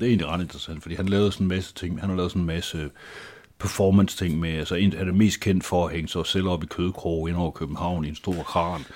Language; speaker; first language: Danish; native; Danish